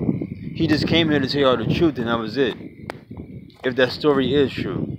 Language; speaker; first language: English; native; English